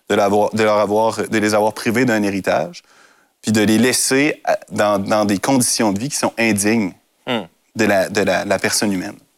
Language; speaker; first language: French; native; French